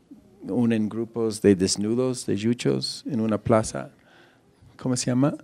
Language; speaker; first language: Spanish; non-native, fluent; English